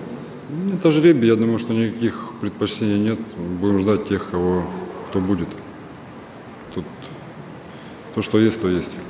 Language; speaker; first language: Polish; non-native, learner; Russian